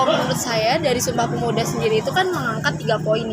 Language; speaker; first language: Indonesian; native; Indonesian